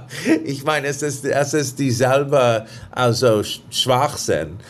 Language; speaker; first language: German; non-native, fluent; English